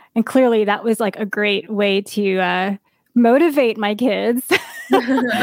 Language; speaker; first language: English; native; English